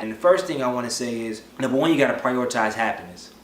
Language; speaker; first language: English; native; English